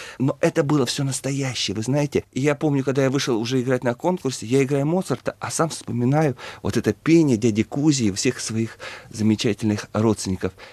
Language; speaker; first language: Russian; native; Russian